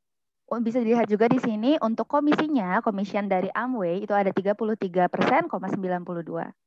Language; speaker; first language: Indonesian; native; Indonesian